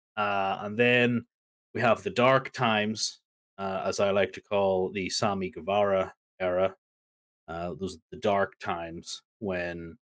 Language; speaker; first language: English; native; English